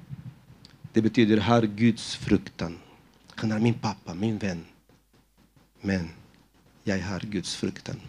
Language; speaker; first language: Swedish; non-native, fluent; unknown